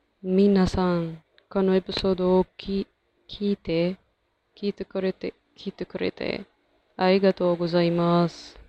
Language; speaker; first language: Japanese; non-native, learner; Arabic